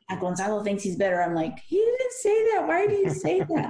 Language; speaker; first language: English; early bilingual, other home language; Spanish